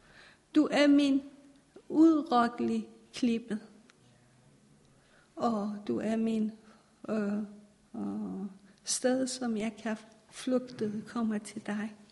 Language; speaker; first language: Danish; non-native, fluent; Persian